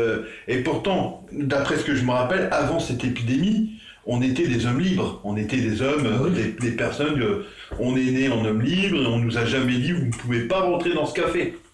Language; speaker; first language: French; native; French